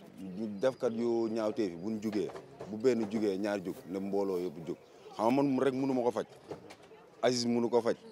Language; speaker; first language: Wolof; native; Wolof